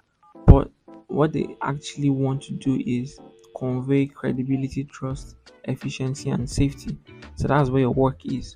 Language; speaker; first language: English; non-native, local second language; Yoruba